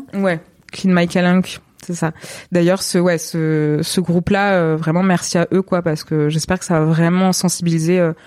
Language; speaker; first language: French; native; French